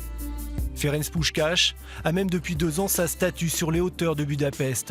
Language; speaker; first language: French; native; French